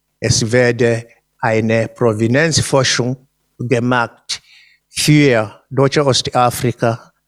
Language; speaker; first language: German; non-native, fluent; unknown